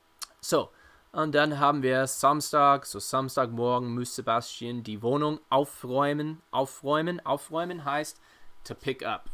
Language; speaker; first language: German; non-native, fluent; English